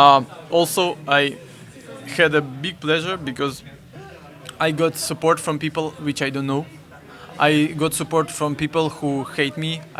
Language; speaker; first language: English; non-native, fluent; Russian